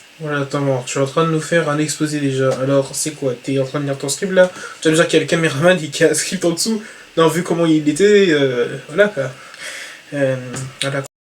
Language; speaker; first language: French; native; French